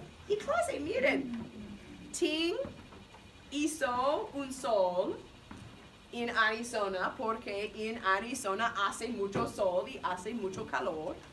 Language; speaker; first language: Spanish; non-native, fluent; English